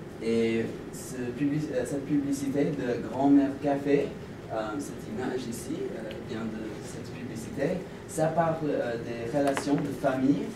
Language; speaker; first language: French; non-native, learner; English